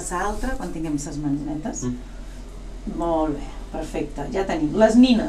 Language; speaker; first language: Catalan; native; Catalan